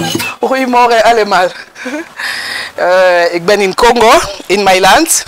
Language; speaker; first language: Dutch; non-native, learner; Lingala